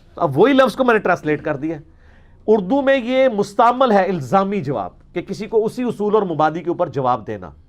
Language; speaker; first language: Urdu; native; Urdu